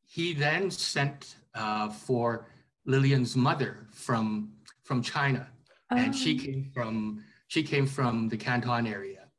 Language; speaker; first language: English; native; English